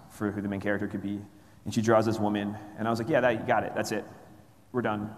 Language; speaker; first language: English; native; English